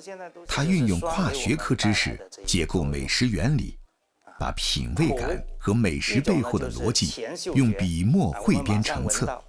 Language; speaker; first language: Chinese; native; Chinese